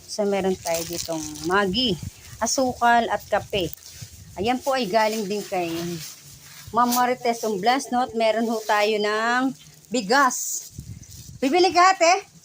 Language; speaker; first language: Filipino; non-native, local second language; Bikol